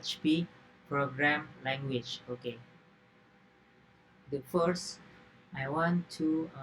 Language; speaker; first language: English; non-native, learner; Indonesian